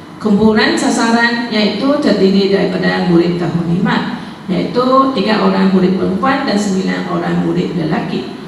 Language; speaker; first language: Malay; non-native, local second language; Chinese